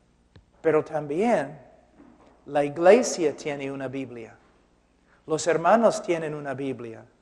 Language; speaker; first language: Spanish; non-native, fluent; English